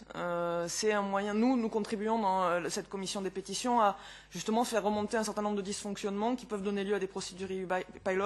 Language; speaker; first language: French; native; French